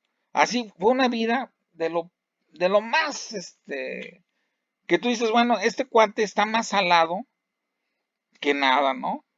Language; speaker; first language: Spanish; native; Spanish